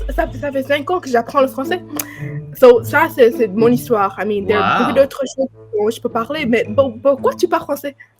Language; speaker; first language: French; non-native, fluent; English